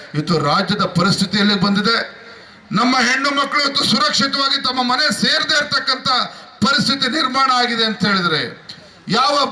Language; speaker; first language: Kannada; native; Kannada